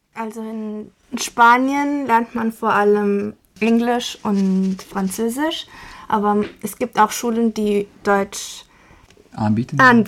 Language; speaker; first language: German; non-native, fluent; Spanish